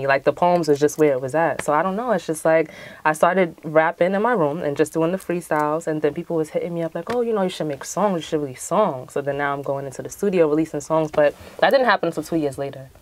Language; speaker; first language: English; native; English